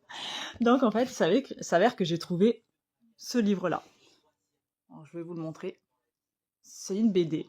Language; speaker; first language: French; native; French